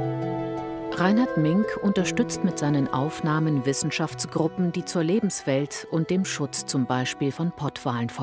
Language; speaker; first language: German; native; German